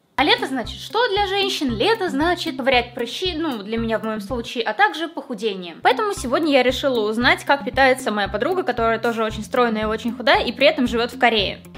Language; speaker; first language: Russian; native; Russian